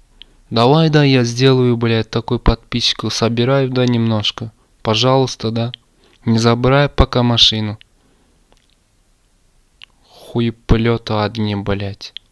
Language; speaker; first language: Russian; non-native, learner; Turkmen